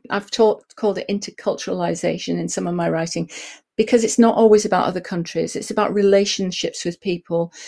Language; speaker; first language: English; native; English